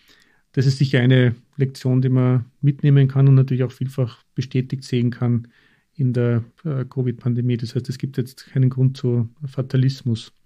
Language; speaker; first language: German; native; German